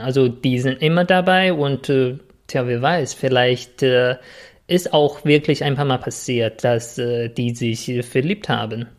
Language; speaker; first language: German; non-native, fluent; Chinese